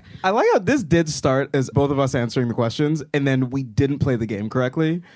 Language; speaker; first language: English; early bilingual, other home language; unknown